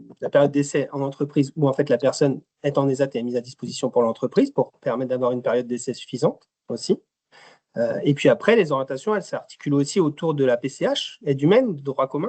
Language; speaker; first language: French; native; French